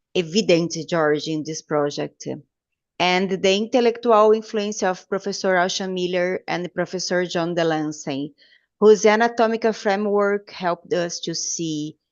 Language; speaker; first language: English; non-native, fluent; Portuguese